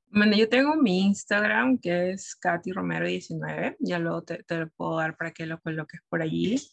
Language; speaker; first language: Spanish; native; Spanish